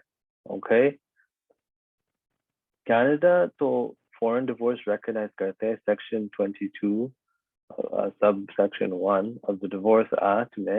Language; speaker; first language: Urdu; early bilingual, heritage; Urdu